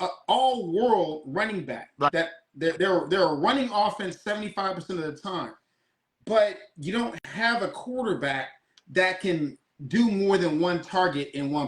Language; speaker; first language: English; native; English